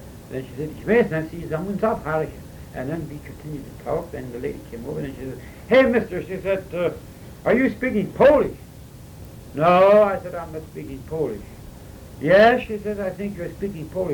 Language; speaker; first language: English; early bilingual, other home language; German